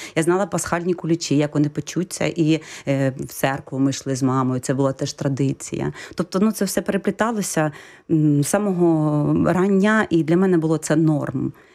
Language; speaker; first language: Ukrainian; native; Ukrainian